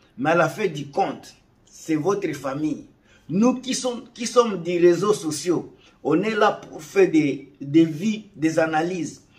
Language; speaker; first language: French; non-native, local second language; Lingala